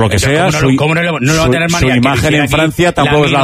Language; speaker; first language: Spanish; native; Spanish